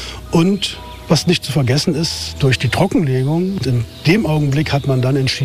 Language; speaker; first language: German; native; German